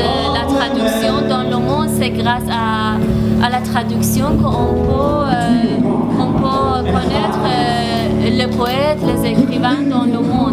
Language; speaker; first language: French; non-native, learner; Persian